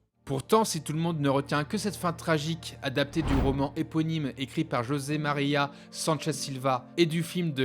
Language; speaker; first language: French; native; French